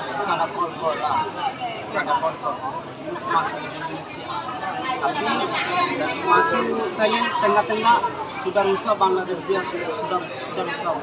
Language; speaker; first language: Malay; non-native, learner; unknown